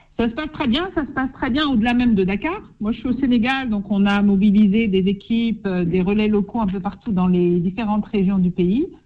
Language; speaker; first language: French; native; French